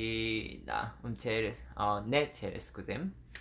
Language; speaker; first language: Romanian; non-native, learner; Korean